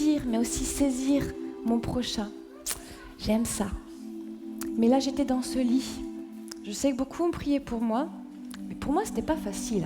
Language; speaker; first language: French; native; French